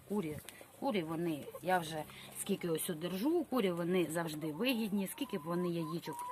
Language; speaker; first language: Ukrainian; native; Ukrainian